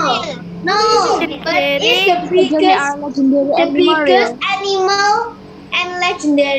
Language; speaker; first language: English; non-native, learner; Indonesian